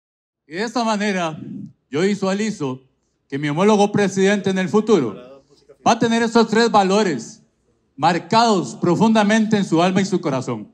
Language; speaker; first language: Spanish; native; Spanish